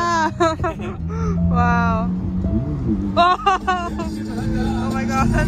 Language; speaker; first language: English; non-native, fluent; Vietnamese